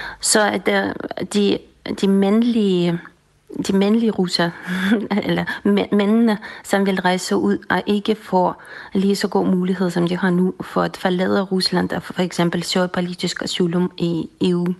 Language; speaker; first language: Danish; non-native, fluent; Russian